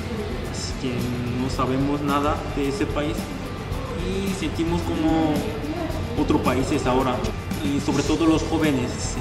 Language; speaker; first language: Spanish; non-native, fluent; Korean